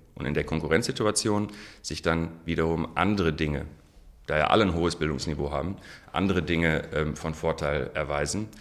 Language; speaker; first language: German; non-native, local second language; Arabic